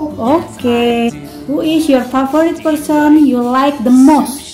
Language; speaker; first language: English; non-native, fluent; Indonesian